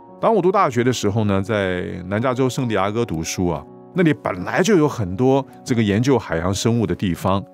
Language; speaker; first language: Chinese; non-native, local second language; Cantonese